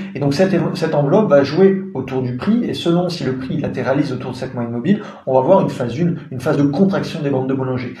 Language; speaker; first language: French; native; French